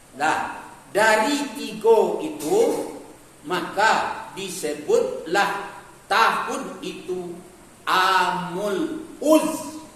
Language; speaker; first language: Malay; non-native, local second language; Minangkabau